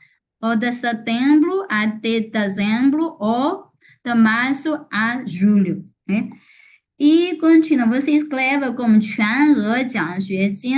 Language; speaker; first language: Portuguese; non-native, fluent; Chinese